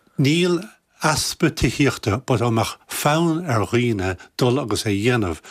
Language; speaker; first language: Irish; native; Irish